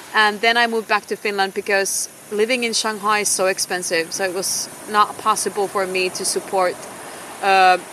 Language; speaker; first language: English; non-native, fluent; Finnish